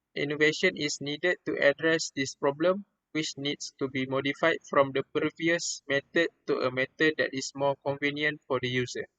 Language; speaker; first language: English; non-native, local second language; Malay